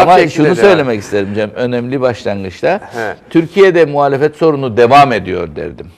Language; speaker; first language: Turkish; native; Turkish